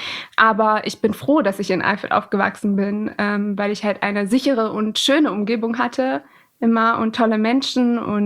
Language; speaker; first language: German; early bilingual, other home language; Persian